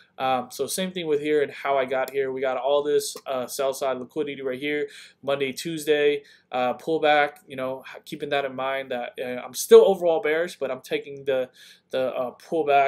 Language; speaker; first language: English; native; English